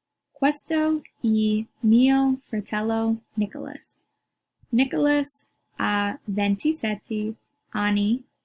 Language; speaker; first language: Italian; non-native, learner; English